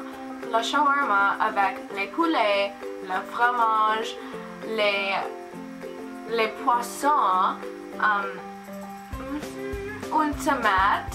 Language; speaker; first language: French; non-native, learner; English